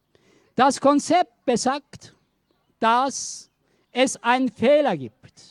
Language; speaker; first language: German; non-native, learner; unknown